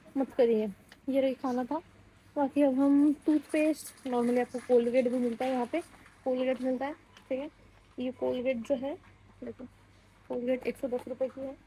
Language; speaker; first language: Hindi; non-native, local second language; Marathi